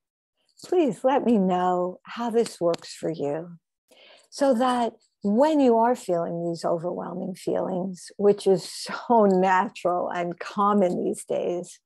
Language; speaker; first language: English; native; English